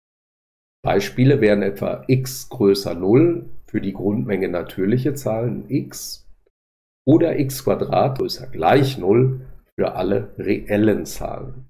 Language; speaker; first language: German; native; German